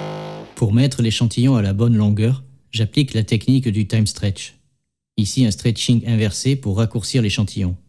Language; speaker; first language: French; native; French